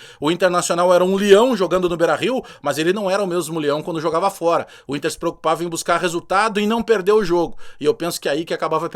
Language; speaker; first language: Portuguese; native; Portuguese